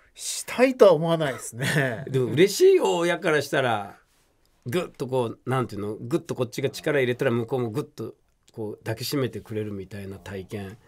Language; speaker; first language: Japanese; native; Japanese